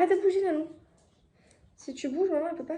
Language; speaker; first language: French; native; French